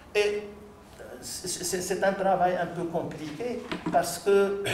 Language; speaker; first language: French; non-native, local second language; Arabic